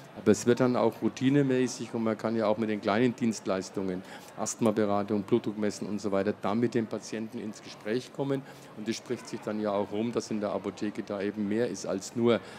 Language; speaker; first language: German; native; German